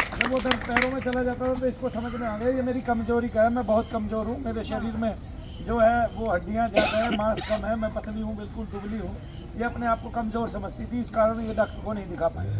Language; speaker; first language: Hindi; native; Hindi